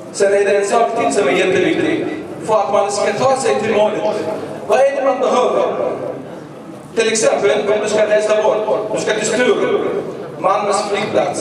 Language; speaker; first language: Swedish; early bilingual, other home language; Arabic